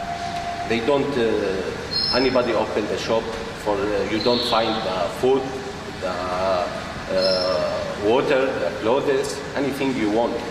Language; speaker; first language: English; non-native, learner; Arabic